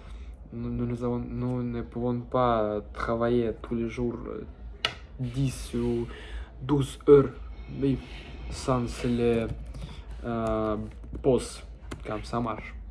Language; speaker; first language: French; non-native, learner; Russian